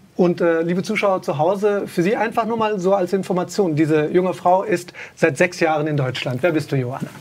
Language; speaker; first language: German; native; German